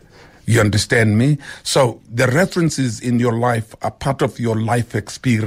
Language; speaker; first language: English; non-native, local second language; Xhosa